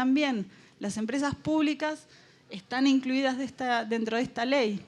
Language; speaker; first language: Spanish; native; Spanish